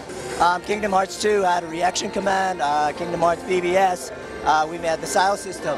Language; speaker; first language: English; non-native, fluent; Japanese